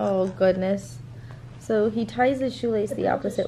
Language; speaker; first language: English; native; English